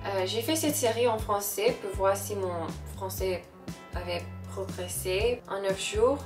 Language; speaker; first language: French; non-native, learner; English